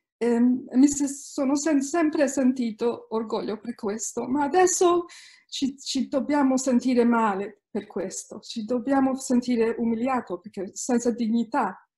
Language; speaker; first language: Italian; early bilingual, heritage; Italian